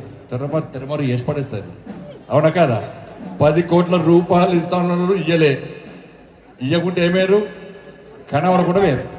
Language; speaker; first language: Telugu; native; Telugu